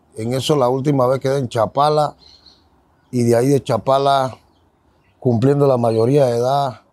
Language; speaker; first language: Spanish; native; Spanish